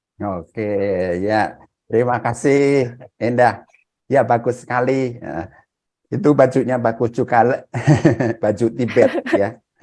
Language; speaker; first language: Indonesian; native; Indonesian